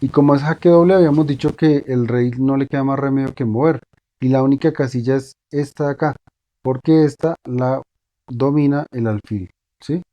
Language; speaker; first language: Spanish; native; Spanish